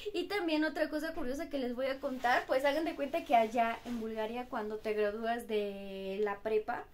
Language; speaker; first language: Spanish; non-native, fluent; Bulgarian